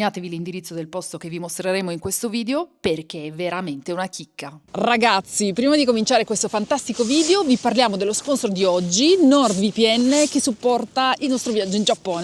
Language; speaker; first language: Italian; native; Italian